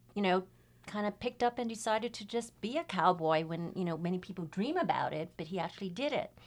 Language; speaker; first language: English; native; English